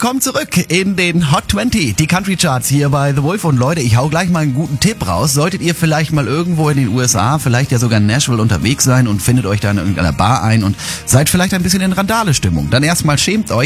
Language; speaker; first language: German; native; German